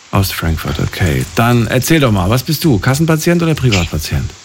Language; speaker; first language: German; native; German